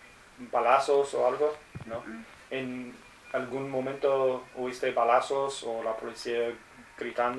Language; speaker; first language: Spanish; non-native, learner; English